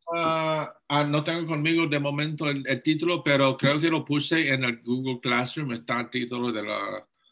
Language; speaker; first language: Spanish; non-native, fluent; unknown